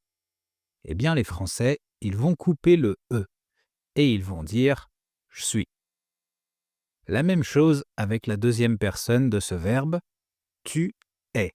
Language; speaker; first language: French; native; French